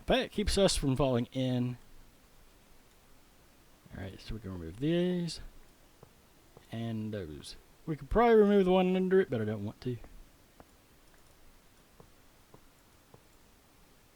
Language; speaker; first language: English; native; English